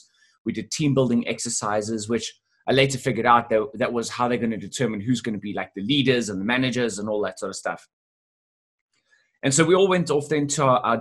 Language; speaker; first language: English; native; English